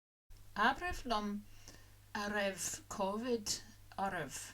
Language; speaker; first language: Irish; non-native, learner; English